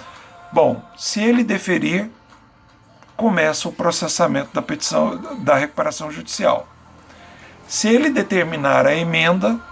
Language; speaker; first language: Portuguese; native; Portuguese